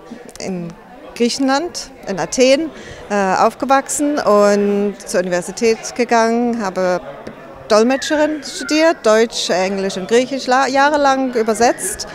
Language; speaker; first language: German; early bilingual, other home language; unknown